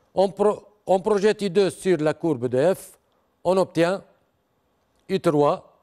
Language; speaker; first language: French; non-native, local second language; Arabic